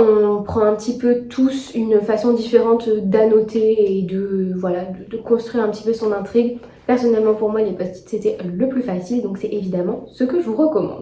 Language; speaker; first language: French; native; French